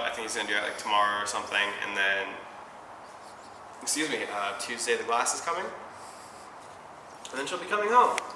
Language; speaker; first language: English; native; English